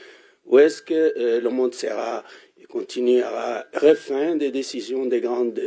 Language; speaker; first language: French; non-native, fluent; Portuguese